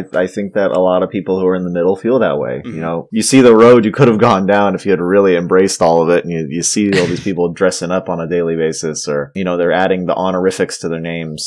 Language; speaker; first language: English; native; English